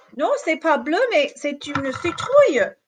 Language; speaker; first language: French; non-native, fluent; English